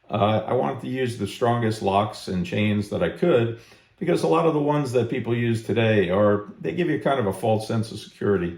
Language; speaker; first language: English; native; English